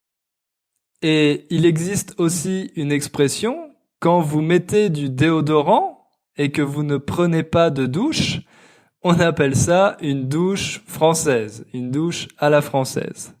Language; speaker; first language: French; native; French